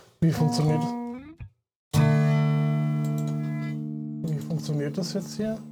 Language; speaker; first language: German; native; German